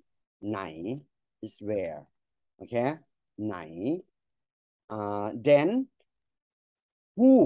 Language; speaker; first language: English; non-native, fluent; Thai